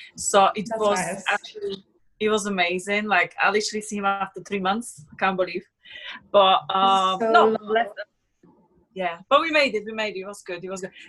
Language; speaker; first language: English; non-native, fluent; Slovak